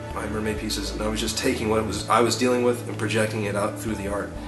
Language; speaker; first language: English; native; English